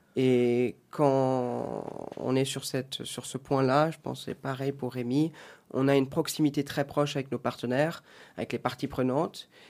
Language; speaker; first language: French; native; French